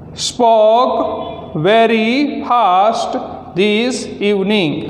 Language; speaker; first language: English; non-native, local second language; Gujarati